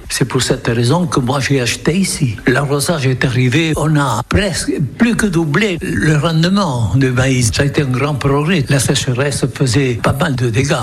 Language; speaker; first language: French; non-native, local second language; Occitan